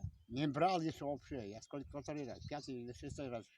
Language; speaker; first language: Russian; native; Russian